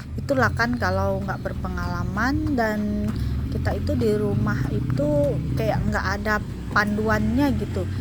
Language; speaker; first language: Indonesian; non-native, local second language; Hakka Chinese